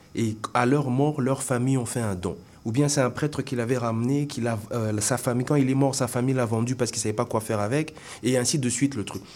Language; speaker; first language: French; non-native, local second language; Lingala